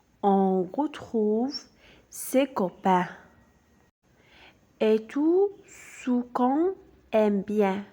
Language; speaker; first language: French; non-native, local second language; Arabic